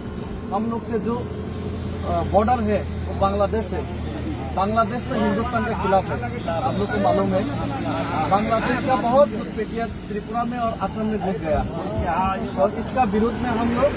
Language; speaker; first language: Hindi; non-native, local second language; Kok Borok